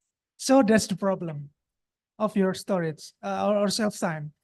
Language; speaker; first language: English; non-native, local second language; Indonesian